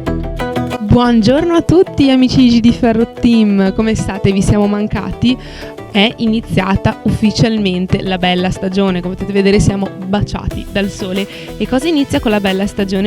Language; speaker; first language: Italian; native; Italian